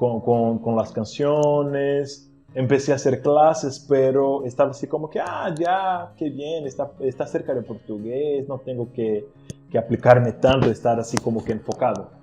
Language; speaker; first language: Spanish; non-native, fluent; Portuguese